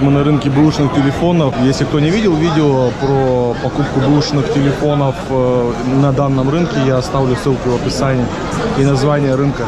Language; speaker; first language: Russian; native; Russian